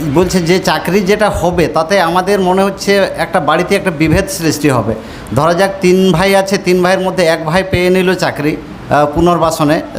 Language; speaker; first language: Bangla; non-native, local second language; Santali